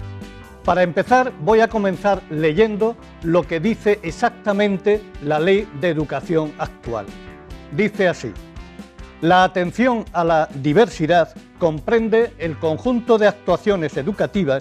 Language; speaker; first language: Spanish; native; Spanish